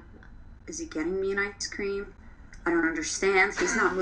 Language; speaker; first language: English; early bilingual, other home language; Polish